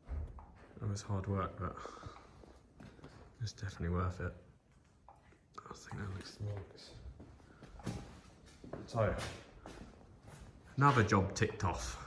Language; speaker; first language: English; native; English